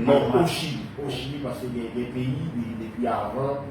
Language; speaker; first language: Haitian Creole; native; Haitian Creole